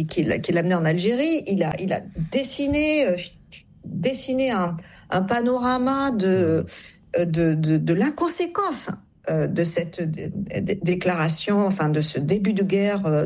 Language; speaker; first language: French; native; French